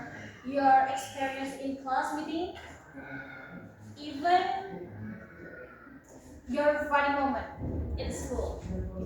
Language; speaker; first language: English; non-native, learner; Indonesian